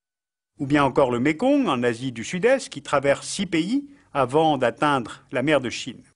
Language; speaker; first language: French; native; French